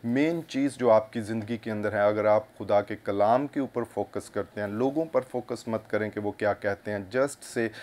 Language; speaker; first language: Urdu; non-native, local second language; Punjabi